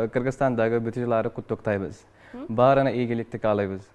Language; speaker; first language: Kyrgyz; non-native, learner; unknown